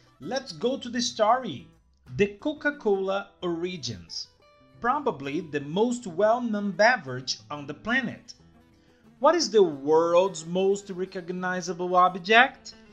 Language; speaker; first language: English; non-native, fluent; Portuguese